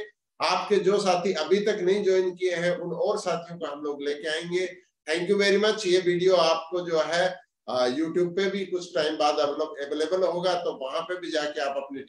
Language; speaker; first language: Hindi; native; Hindi